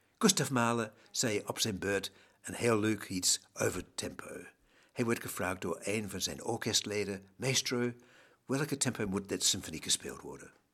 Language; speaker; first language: Dutch; non-native, fluent; English